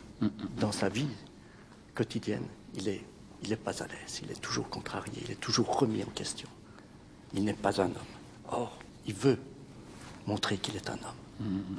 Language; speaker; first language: French; native; French